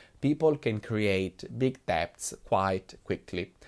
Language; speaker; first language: English; non-native, fluent; Italian